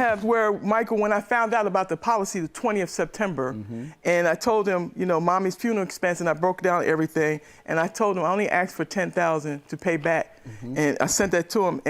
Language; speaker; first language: English; native; English